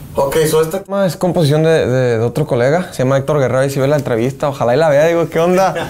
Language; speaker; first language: Spanish; early bilingual, heritage; Spanish